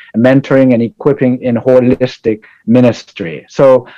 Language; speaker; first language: English; non-native, fluent; Korean